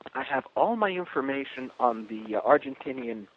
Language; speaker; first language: English; early bilingual, other home language; Spanish